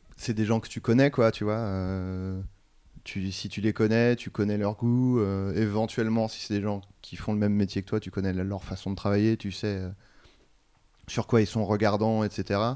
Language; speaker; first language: French; native; French